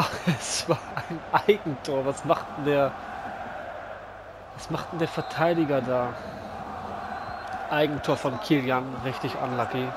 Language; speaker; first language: German; native; German